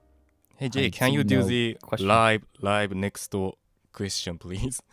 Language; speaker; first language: English; non-native, fluent; Japanese